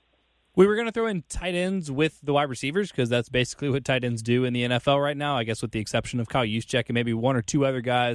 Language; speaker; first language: English; native; English